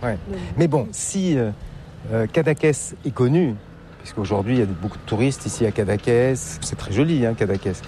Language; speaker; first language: French; native; French